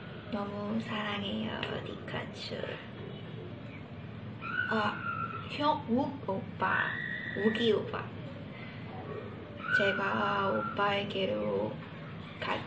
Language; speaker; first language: Korean; non-native, learner; Burmese